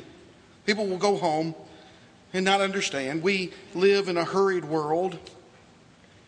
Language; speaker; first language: English; native; English